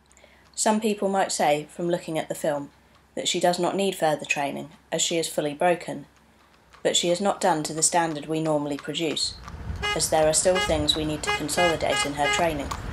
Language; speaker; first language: English; native; English